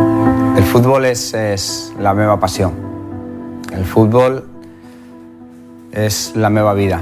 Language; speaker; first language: Catalan; non-native, learner; Spanish